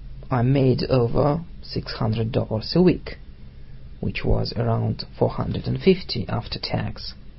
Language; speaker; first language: English; non-native, fluent; Russian